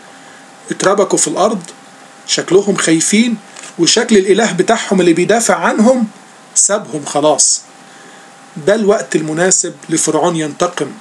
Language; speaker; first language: Arabic; native; Arabic